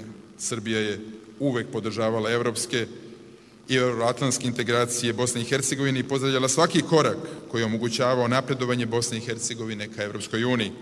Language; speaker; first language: Serbian; native; Serbian